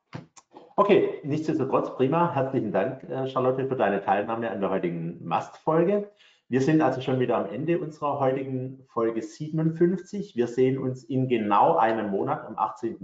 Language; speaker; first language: German; native; German